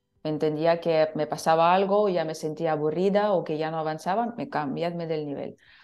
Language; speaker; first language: Spanish; non-native, fluent; Russian